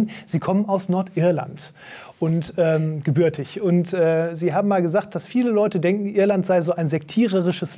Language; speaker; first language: German; native; German